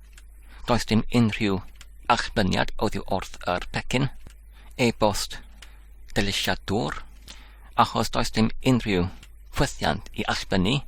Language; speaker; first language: Welsh; non-native, learner; English